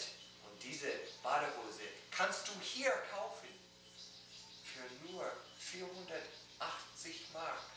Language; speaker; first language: German; non-native, learner; English